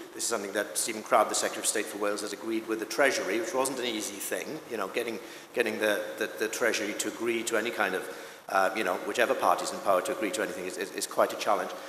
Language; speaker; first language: English; native; English